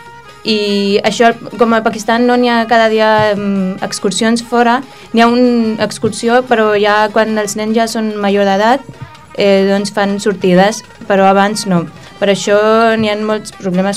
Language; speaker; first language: Catalan; early bilingual, other home language; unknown